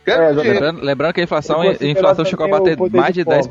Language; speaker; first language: Portuguese; native; Portuguese